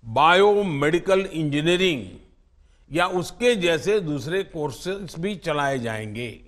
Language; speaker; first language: Hindi; non-native, local second language; Gujarati